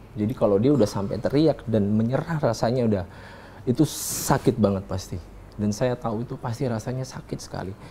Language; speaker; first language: Indonesian; native; Indonesian